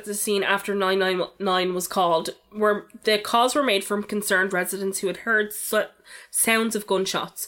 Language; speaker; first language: English; native; English